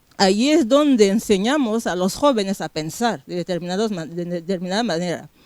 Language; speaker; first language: Spanish; non-native, fluent; Fang